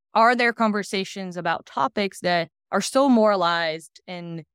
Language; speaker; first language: English; non-native, fluent; Portuguese